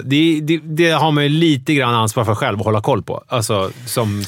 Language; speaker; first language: Swedish; native; Swedish